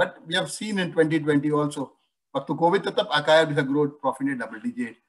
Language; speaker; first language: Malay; non-native, fluent; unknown